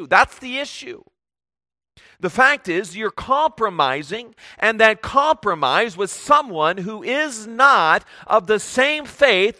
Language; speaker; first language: English; native; English